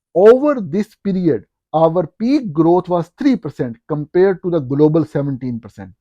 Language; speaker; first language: English; non-native, local second language; Urdu